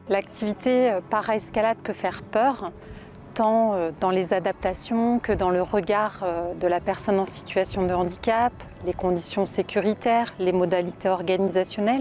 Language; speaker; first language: French; native; French